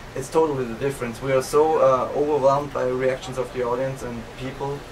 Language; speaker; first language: English; non-native, fluent; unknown